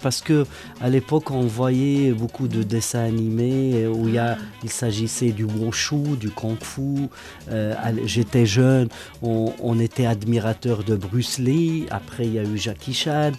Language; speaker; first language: French; non-native, local second language; Arabic